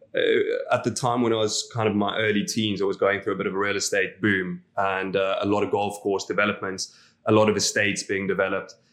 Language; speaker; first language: English; non-native, local second language; Afrikaans